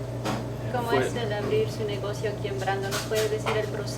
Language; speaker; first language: Spanish; non-native, fluent; Portuguese